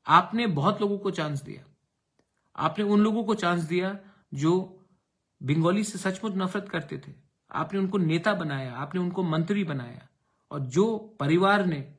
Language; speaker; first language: Hindi; non-native, local second language; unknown